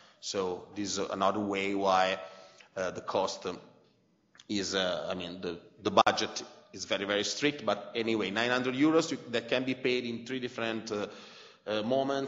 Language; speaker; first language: English; non-native, fluent; Italian